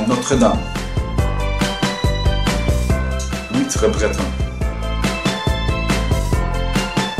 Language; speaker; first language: French; non-native, learner; Finnish